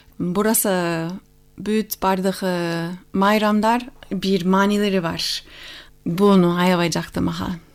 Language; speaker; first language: Kyrgyz; non-native, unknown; English